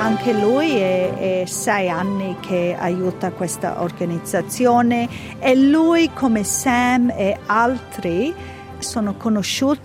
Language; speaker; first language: Italian; early bilingual, heritage; Italian